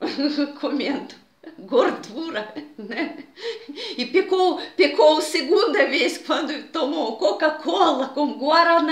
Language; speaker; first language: Portuguese; non-native, fluent; Russian